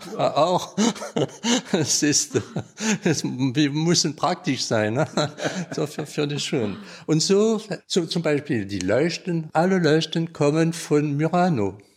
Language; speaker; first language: German; non-native, local second language; French